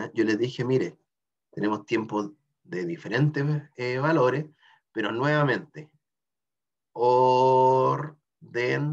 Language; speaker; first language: Spanish; native; Spanish